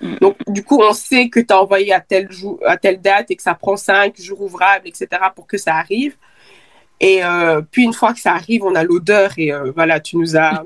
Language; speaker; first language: French; early bilingual, other home language; Lingala